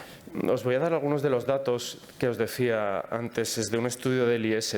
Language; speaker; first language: Spanish; native; Spanish